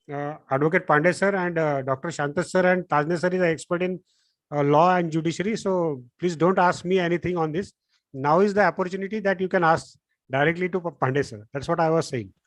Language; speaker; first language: English; non-native, local second language; Marathi